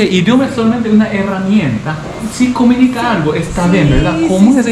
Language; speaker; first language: Spanish; non-native, learner; Japanese